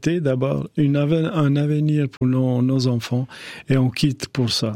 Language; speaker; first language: French; non-native, fluent; Albanian